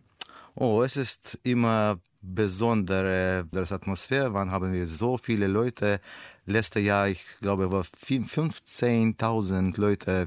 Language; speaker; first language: German; non-native, learner; Russian